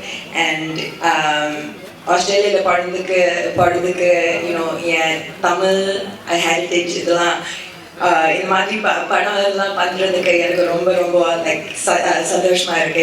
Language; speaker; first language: Tamil; early bilingual, heritage; Tamil